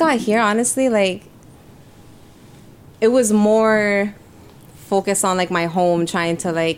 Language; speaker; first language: English; early bilingual, other home language; Spanish